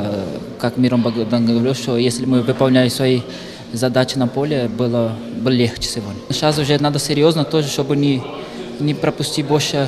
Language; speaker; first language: Russian; non-native, fluent; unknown